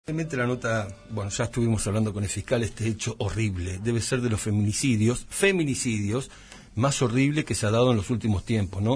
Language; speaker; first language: Spanish; native; Spanish